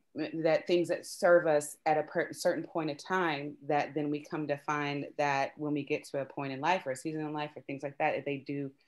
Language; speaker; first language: English; native; English